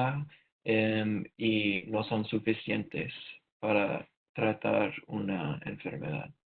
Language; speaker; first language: Spanish; non-native, learner; English